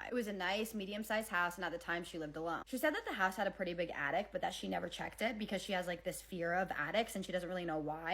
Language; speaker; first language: English; native; English